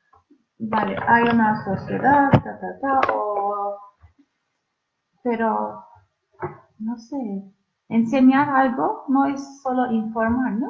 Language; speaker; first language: Spanish; non-native, learner; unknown